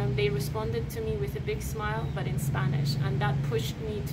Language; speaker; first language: English; non-native, fluent; Persian